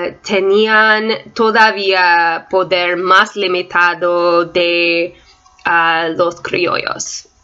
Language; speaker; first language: Spanish; non-native, learner; English